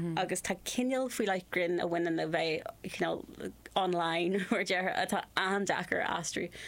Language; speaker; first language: Irish; non-native, local second language; English